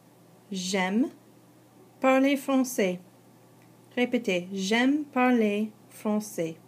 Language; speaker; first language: French; non-native, fluent; English